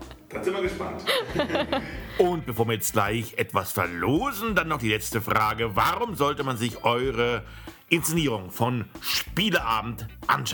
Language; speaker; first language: German; native; German